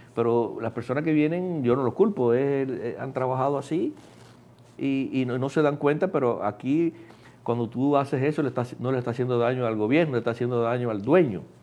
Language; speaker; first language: Spanish; native; Spanish